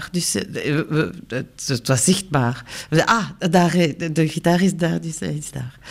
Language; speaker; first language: Dutch; non-native, local second language; French